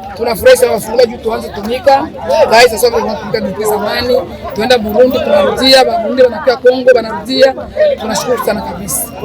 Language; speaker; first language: Swahili; native; Swahili